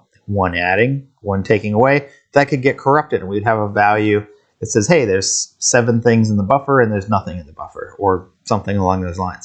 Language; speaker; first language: English; native; English